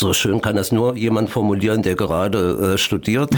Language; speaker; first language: German; native; German